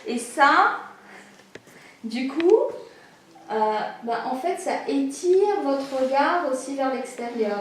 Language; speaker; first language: French; native; French